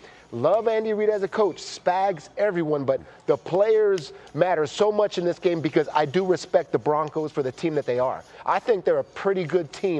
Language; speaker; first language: English; native; English